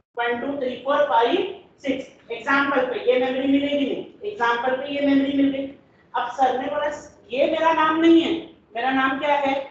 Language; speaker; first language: Hindi; non-native, local second language; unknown